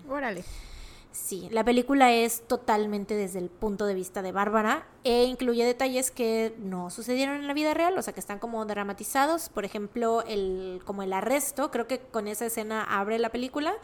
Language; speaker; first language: Spanish; native; Spanish